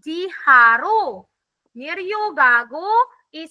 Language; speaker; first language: Korean; non-native, fluent; Filipino